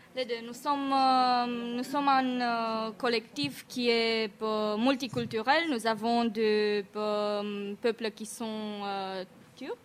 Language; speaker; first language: French; non-native, learner; Romanian